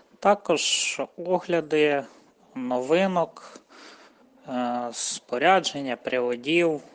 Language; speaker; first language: Ukrainian; native; Ukrainian